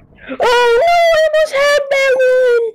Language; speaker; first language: English; native; English